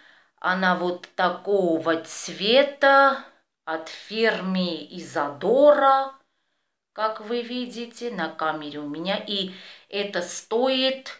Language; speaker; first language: Russian; non-native, fluent; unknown